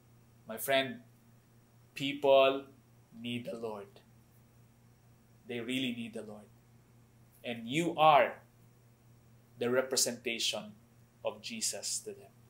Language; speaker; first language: English; non-native, local second language; Cebuano